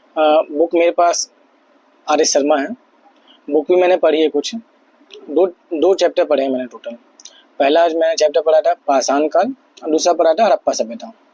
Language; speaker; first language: Hindi; native; Hindi